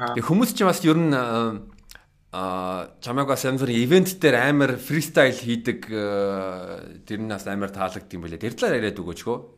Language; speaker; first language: Mongolian; early bilingual, heritage; Mongolian